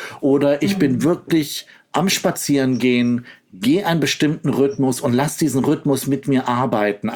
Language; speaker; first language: German; native; German